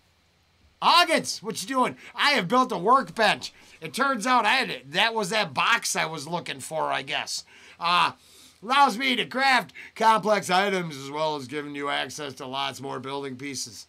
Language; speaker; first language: English; native; English